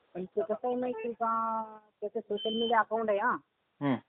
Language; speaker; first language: Marathi; native; Marathi